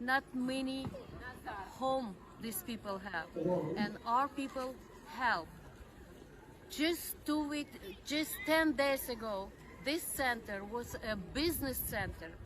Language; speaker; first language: English; non-native, learner; Ukrainian